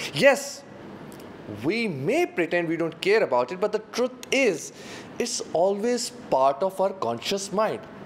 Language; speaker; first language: English; non-native, local second language; Hindi